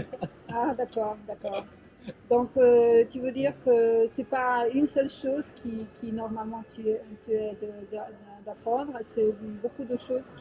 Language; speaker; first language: French; non-native, learner; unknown